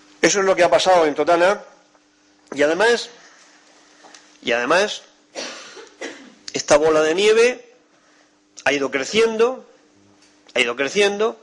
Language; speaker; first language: Spanish; native; Spanish